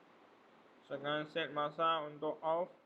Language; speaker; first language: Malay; non-native, local second language; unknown